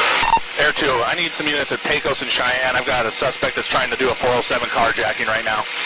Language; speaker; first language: English; native; English